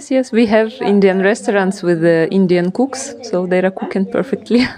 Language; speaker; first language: English; non-native, fluent; Russian